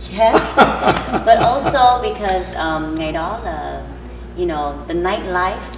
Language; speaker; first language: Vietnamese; early bilingual, heritage; Chinese